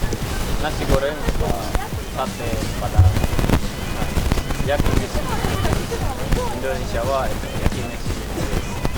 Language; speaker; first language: Japanese; non-native, learner; Indonesian